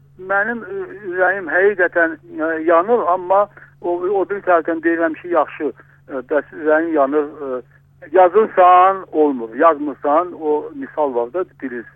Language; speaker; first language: Azerbaijani; non-native, local second language; Russian